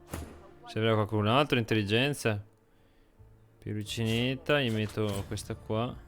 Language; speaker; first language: Italian; native; Italian